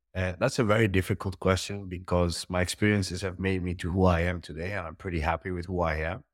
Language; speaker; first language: English; early bilingual, heritage; Dutch